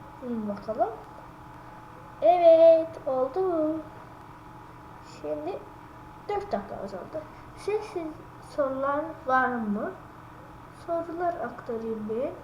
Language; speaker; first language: Turkish; non-native, learner; Azerbaijani